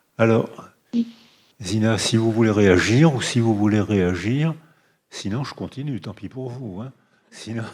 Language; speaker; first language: French; native; French